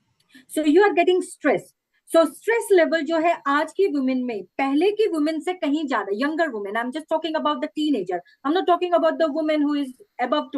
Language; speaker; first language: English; non-native, local second language; Hindi